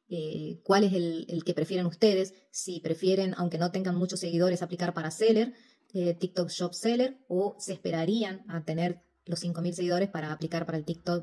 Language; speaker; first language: Spanish; native; Spanish